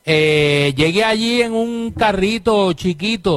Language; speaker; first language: Spanish; native; Spanish